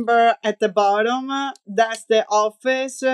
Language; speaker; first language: English; non-native, fluent; Italian